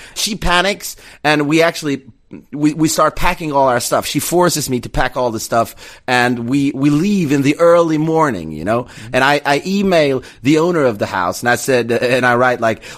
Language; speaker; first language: English; non-native, fluent; Swedish